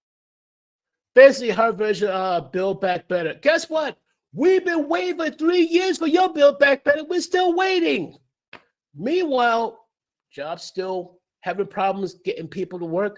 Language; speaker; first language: English; native; English